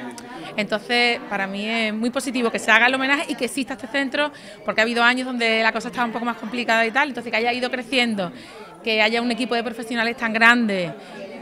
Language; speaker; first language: Spanish; native; Spanish